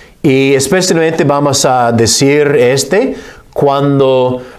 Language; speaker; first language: Spanish; non-native, fluent; English